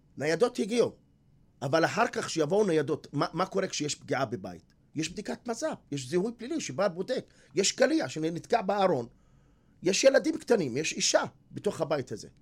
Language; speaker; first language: Hebrew; non-native, local second language; Arabic